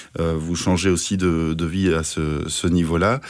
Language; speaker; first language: French; native; French